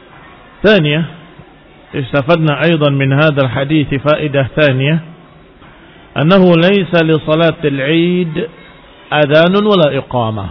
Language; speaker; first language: Arabic; non-native, fluent; Indonesian